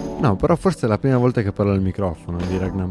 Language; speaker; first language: Italian; native; Italian